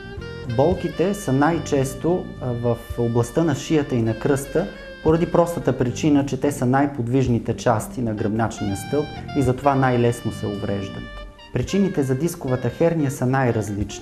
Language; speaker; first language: Bulgarian; native; Bulgarian